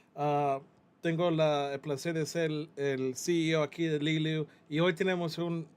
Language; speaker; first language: Spanish; non-native, fluent; English